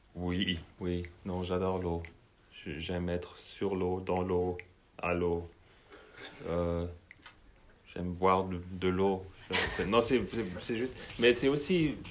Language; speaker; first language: French; non-native, fluent; German